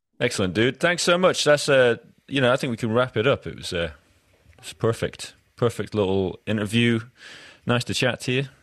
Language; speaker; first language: English; native; English